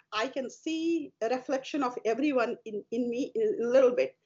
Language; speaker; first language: Hindi; native; Hindi